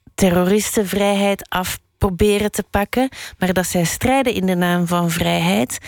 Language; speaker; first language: Dutch; native; Dutch